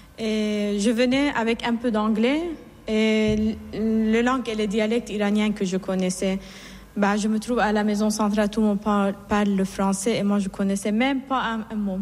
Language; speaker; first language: French; non-native, fluent; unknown